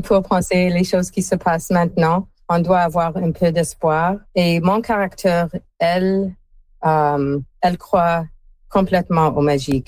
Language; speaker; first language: French; non-native, fluent; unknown